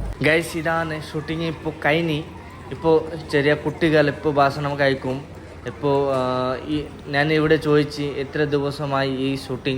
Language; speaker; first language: Malayalam; non-native, learner; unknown